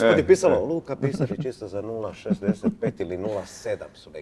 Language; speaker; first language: Croatian; native; Croatian